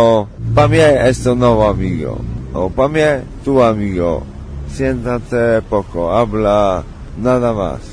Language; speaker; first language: Spanish; non-native, learner; Polish